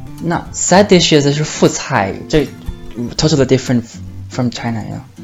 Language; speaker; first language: English; non-native, fluent; Chinese